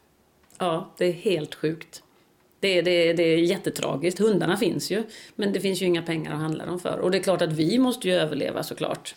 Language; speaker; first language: Swedish; native; Swedish